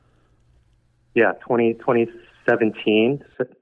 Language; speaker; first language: English; native; English